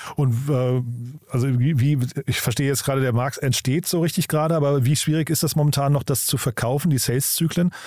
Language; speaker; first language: German; native; German